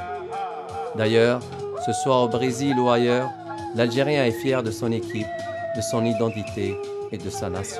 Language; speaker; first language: French; non-native, local second language; Arabic